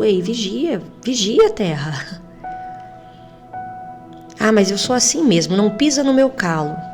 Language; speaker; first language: Portuguese; native; Portuguese